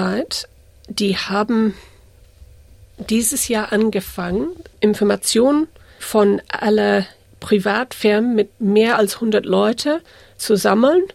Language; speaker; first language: German; non-native, fluent; English